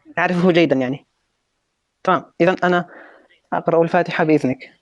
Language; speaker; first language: Arabic; non-native, fluent; Turkish